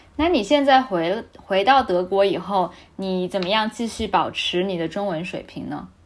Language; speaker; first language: Chinese; native; Chinese